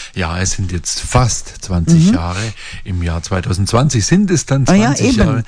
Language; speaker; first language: German; native; German